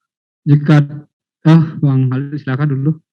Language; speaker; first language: Indonesian; native; Indonesian